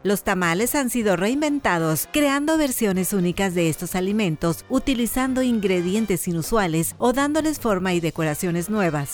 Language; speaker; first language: Spanish; native; Spanish